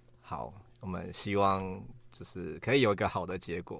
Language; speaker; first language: Chinese; native; Chinese